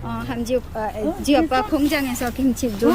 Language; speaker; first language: Korean; non-native, fluent; Bangla